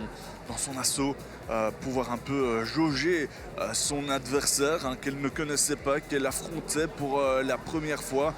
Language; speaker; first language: French; native; French